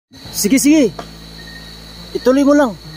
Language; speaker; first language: Filipino; native; Filipino